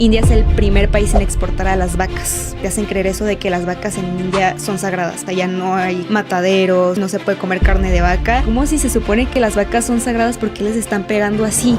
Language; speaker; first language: Spanish; native; Spanish